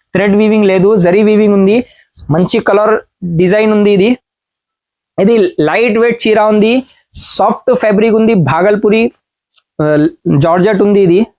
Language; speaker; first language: Telugu; non-native, learner; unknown